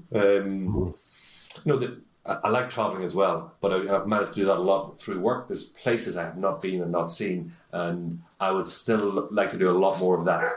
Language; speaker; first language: English; native; English